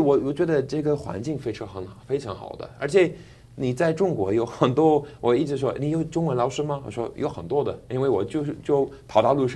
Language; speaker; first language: Chinese; non-native, fluent; English